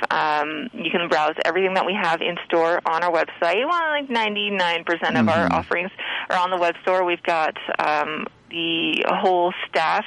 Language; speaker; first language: English; native; English